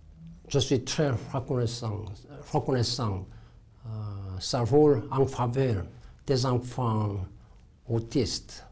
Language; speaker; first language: French; non-native, learner; Korean